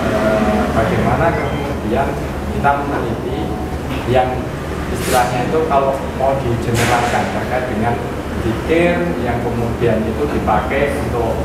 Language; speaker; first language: Indonesian; native; Indonesian